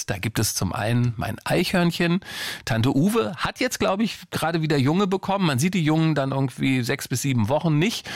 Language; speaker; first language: German; native; German